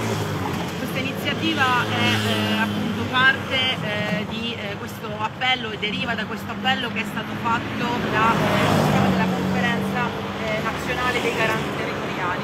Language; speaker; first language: Italian; native; Italian